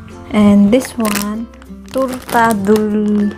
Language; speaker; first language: English; non-native, local second language; Filipino